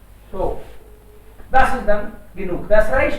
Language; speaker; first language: German; non-native, fluent; Hindi